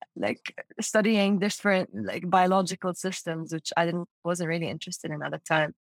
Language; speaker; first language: English; non-native, fluent; Arabic